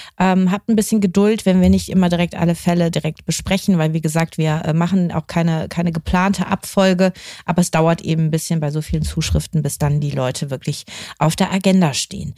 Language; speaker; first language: German; native; German